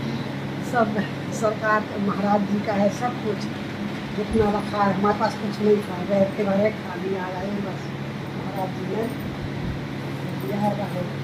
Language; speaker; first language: Hindi; native; Hindi